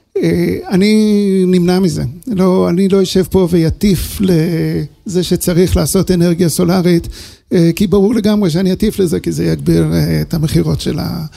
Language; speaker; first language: Hebrew; early bilingual, other home language; English